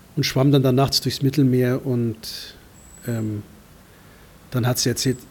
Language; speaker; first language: German; native; German